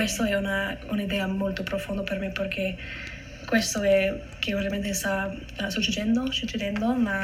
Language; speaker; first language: Italian; non-native, learner; English